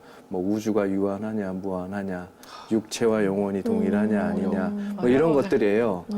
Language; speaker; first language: Korean; native; Korean